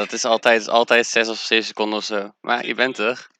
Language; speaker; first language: Dutch; native; Dutch